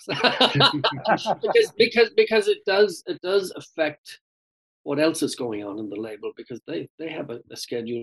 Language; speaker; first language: English; native; English